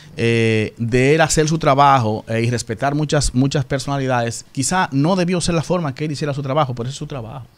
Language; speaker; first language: Spanish; native; Spanish